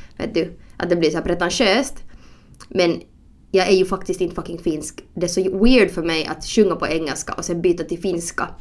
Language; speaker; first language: Swedish; native; Swedish